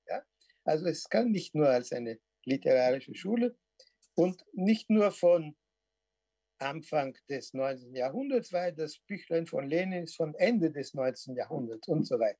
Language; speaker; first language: German; non-native, fluent; Portuguese